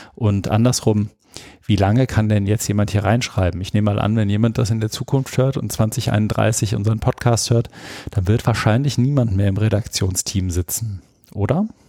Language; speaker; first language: German; native; German